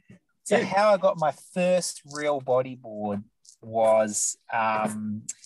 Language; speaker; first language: English; native; English